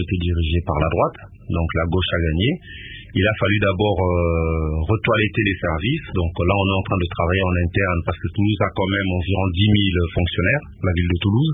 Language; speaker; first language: French; non-native, local second language; Lingala